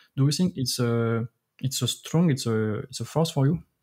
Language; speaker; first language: English; non-native, learner; French